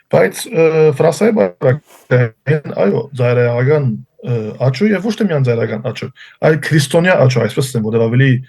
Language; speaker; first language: Armenian; early bilingual, heritage; Armenian